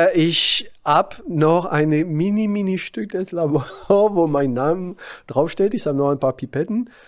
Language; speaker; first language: German; non-native, fluent; French